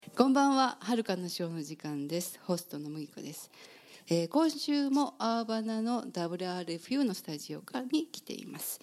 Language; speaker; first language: Japanese; native; Japanese